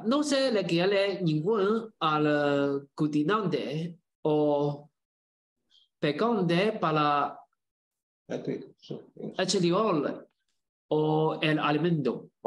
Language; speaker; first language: Spanish; non-native, learner; Chinese